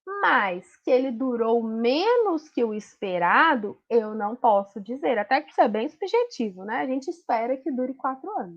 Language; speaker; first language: Portuguese; native; Portuguese